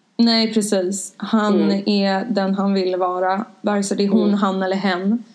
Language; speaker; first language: Swedish; native; Swedish